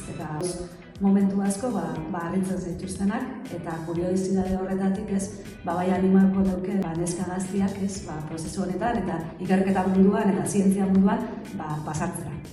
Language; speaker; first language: Basque; native; Basque